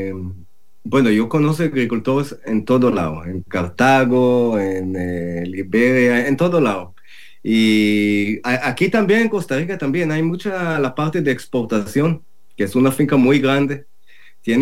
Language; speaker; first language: Spanish; non-native, learner; Hebrew